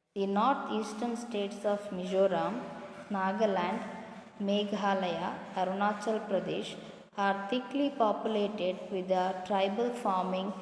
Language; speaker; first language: English; non-native, local second language; Kannada